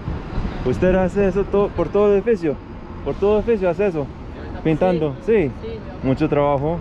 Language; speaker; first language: Spanish; non-native, learner; English